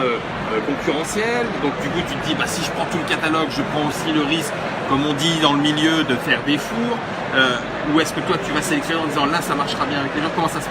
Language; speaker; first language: French; native; French